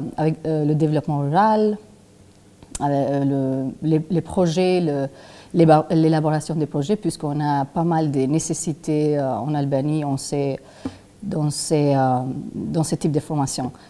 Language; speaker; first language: French; non-native, fluent; Albanian